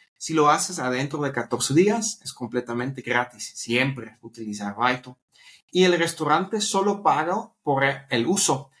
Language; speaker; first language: Spanish; non-native, fluent; Dutch